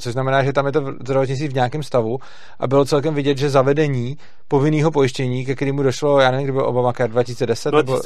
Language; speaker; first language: Czech; native; Czech